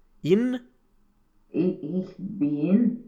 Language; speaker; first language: German; non-native, learner; Romanian